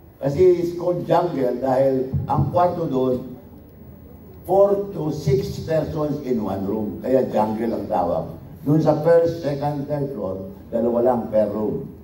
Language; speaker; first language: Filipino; non-native, local second language; Iloko